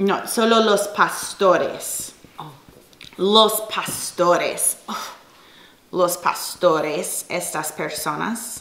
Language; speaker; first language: Spanish; non-native, fluent; English